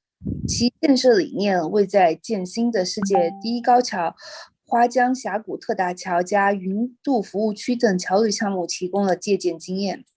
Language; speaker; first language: Chinese; native; Chinese